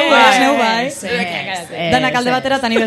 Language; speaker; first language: Basque; native; Basque